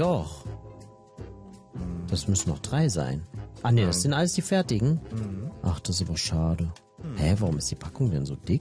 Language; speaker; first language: German; native; German